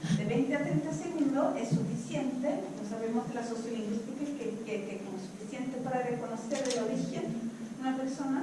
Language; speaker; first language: Spanish; non-native, fluent; Swedish